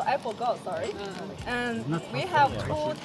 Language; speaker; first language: English; non-native, fluent; Chinese